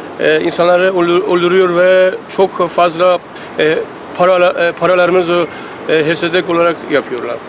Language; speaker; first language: Turkish; non-native, learner; Persian